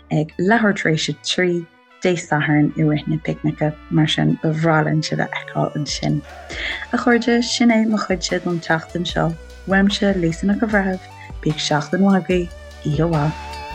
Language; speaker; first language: Irish; native; Irish